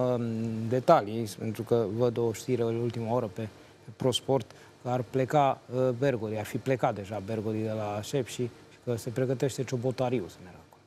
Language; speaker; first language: Romanian; native; Romanian